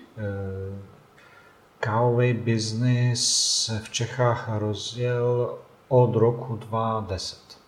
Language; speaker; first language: Czech; non-native, fluent; Bosnian